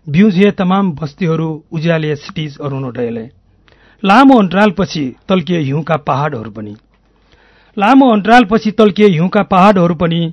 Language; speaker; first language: Nepali; non-native, local second language; Newari